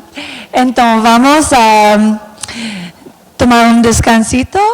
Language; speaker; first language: Portuguese; non-native, learner; English